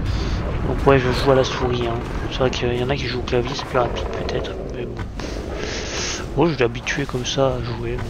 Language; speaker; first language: French; native; French